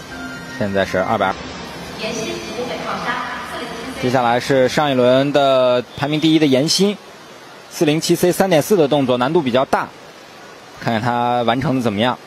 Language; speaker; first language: Chinese; native; Chinese